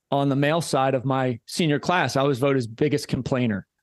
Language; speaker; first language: English; native; English